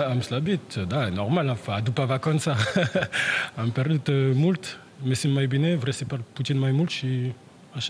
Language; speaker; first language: Romanian; non-native, learner; French